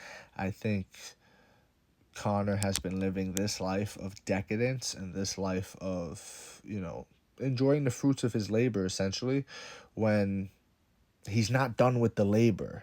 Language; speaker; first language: English; native; English